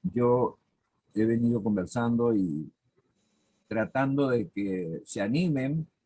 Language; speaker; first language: Spanish; native; Spanish